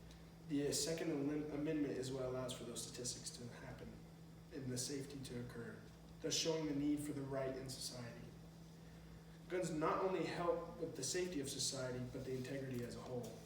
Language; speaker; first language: English; native; English